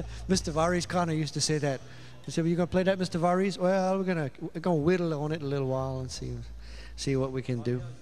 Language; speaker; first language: English; native; English